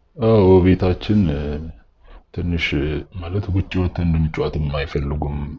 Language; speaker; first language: Amharic; native; Amharic